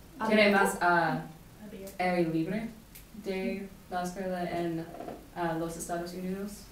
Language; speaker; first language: Spanish; non-native, learner; English